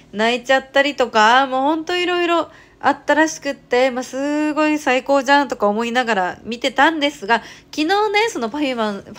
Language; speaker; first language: Japanese; native; Japanese